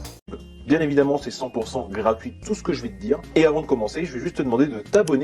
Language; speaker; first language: French; native; French